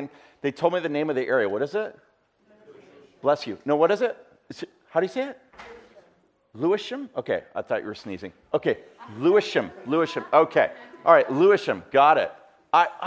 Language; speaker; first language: English; native; English